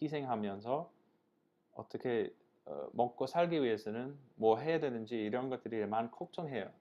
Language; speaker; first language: Korean; non-native, fluent; English